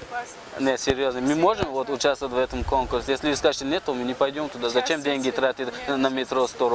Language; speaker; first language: Russian; non-native, local second language; Tajik